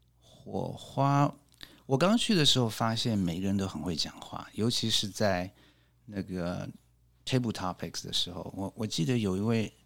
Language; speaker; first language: Chinese; native; Chinese